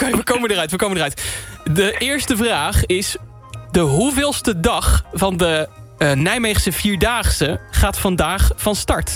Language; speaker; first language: Dutch; native; Dutch